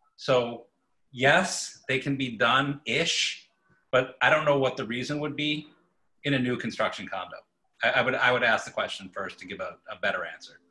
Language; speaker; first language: English; native; English